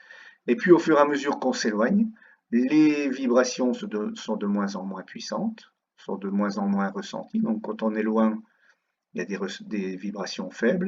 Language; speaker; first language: French; native; French